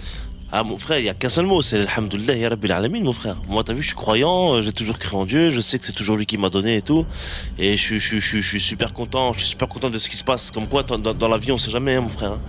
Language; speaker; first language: French; native; French